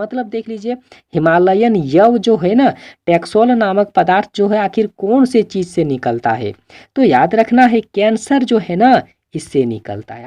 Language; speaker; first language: Hindi; native; Hindi